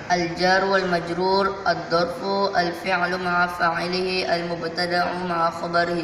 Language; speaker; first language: Arabic; non-native, learner; Indonesian